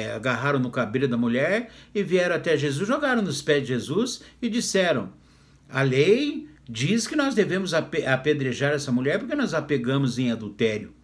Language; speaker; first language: Portuguese; native; Portuguese